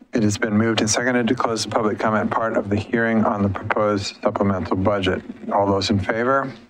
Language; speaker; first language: English; native; English